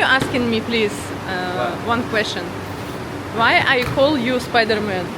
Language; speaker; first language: English; non-native, learner; Russian